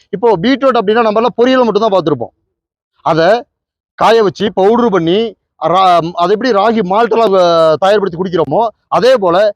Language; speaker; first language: Tamil; native; Tamil